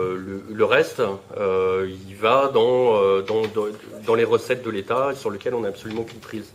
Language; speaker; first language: French; native; French